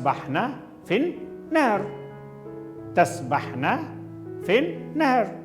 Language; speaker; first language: Arabic; non-native, fluent; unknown